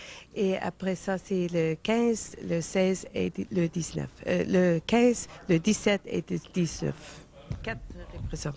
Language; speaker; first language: French; non-native, fluent; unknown